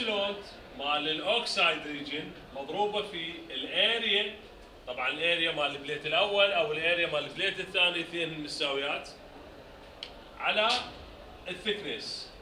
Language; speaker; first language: Arabic; native; Arabic